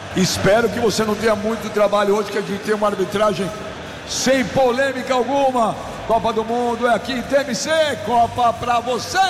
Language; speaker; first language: Portuguese; native; Portuguese